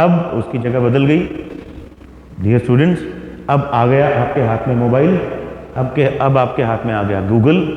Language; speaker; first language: Hindi; native; Hindi